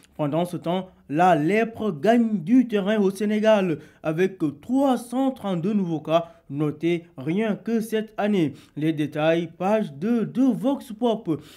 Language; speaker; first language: French; non-native, local second language; Wolof